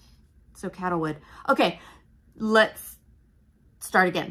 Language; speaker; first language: English; native; English